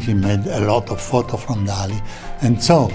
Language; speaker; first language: English; non-native, learner; Italian